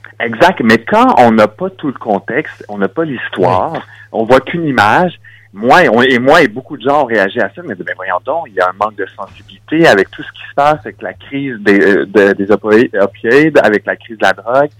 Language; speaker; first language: French; native; French